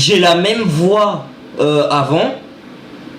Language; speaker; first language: French; native; French